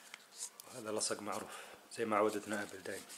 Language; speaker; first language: Arabic; native; Arabic